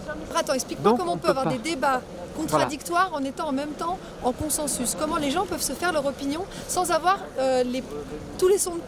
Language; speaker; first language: French; native; French